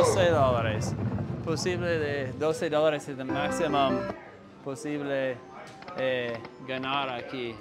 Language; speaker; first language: Spanish; non-native, learner; English